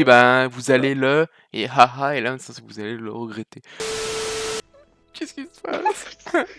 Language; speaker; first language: French; native; French